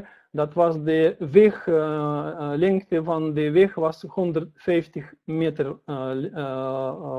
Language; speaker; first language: Dutch; non-native, learner; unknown